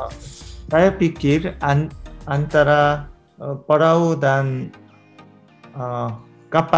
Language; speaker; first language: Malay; non-native, learner; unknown